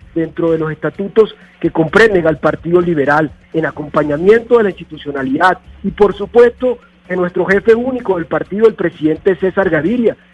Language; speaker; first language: Spanish; native; Spanish